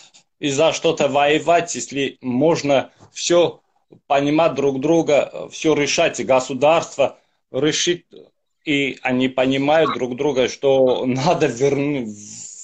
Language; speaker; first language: Russian; non-native, fluent; Armenian